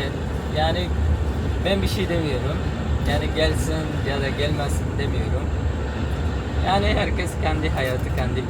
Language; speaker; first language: Turkish; non-native, fluent; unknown